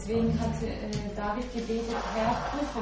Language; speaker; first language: German; non-native, fluent; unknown